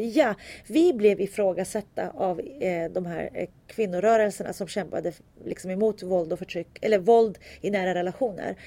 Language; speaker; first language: Swedish; early bilingual, other home language; Turkish